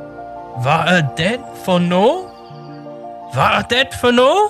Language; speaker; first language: Norwegian; non-native, learner; English